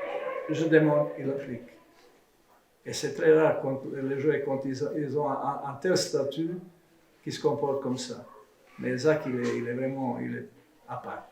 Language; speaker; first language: French; non-native, fluent; Serbian